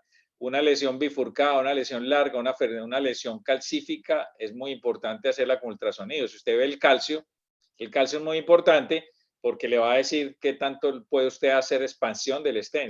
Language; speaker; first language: Spanish; native; Spanish